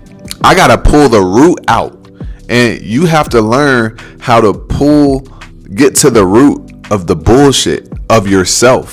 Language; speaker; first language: English; native; English